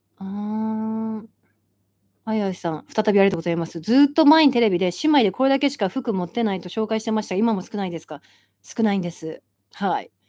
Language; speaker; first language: Japanese; native; Japanese